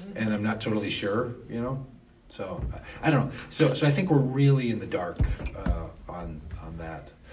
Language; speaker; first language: English; native; English